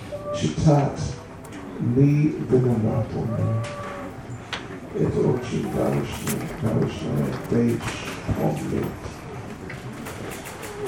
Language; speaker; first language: Russian; non-native, learner; English